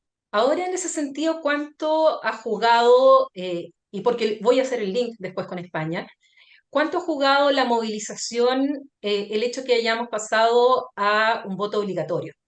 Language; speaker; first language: Spanish; native; Spanish